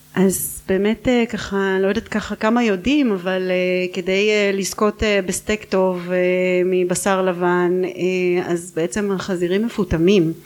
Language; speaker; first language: Hebrew; native; Hebrew